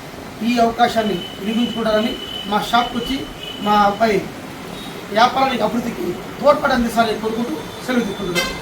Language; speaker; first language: Telugu; native; Telugu